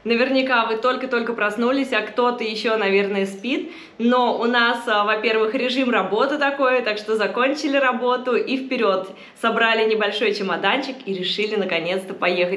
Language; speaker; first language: Russian; native; Russian